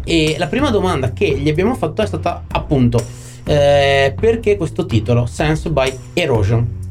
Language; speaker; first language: Italian; native; Italian